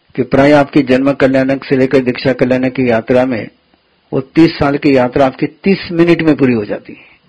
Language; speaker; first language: Hindi; non-native, local second language; Gujarati